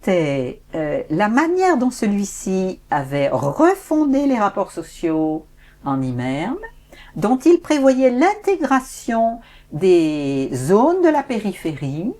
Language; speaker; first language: French; native; French